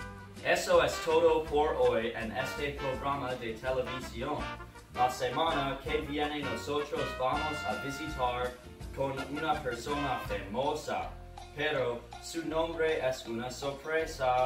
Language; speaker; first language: Spanish; non-native, learner; English